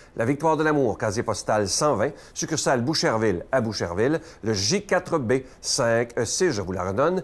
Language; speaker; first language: French; native; French